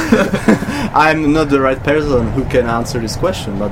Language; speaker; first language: English; non-native, fluent; Czech